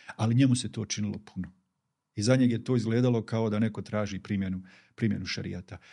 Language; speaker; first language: Bosnian; native; Bosnian